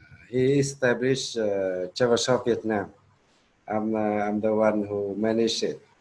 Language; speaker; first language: English; non-native, learner; Vietnamese